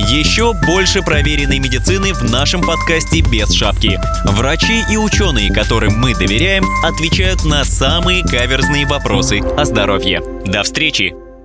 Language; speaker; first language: Russian; native; Russian